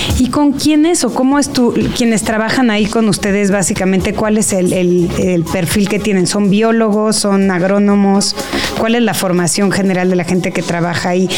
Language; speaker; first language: Spanish; native; Spanish